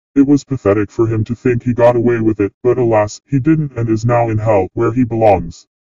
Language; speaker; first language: English; native; English